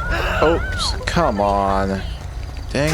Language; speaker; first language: English; native; English